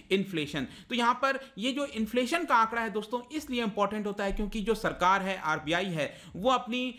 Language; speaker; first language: Hindi; native; Hindi